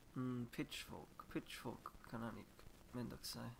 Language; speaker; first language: Japanese; non-native, learner; English